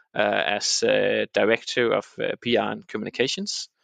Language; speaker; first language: English; non-native, fluent; Danish